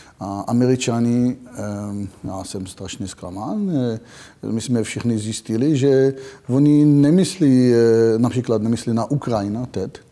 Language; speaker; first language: Czech; non-native, fluent; Hebrew